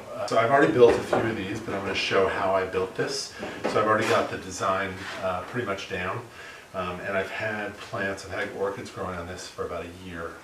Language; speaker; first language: English; native; English